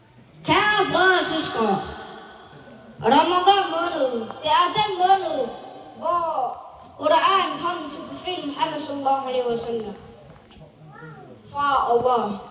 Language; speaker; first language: Danish; non-native, learner; Malay